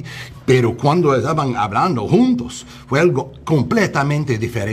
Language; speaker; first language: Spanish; non-native, learner; English